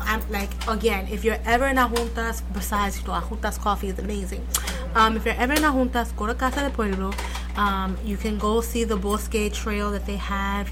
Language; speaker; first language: English; early bilingual, other home language; Spanish